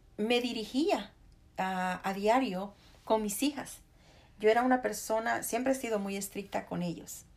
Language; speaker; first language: Spanish; native; Spanish